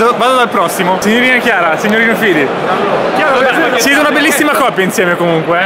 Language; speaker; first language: Italian; native; Italian